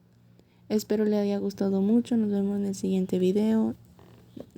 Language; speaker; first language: Spanish; native; Spanish